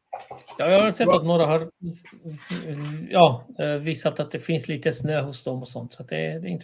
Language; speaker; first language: Swedish; non-native, fluent; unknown